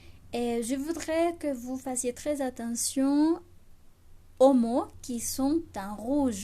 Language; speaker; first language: French; non-native, fluent; Spanish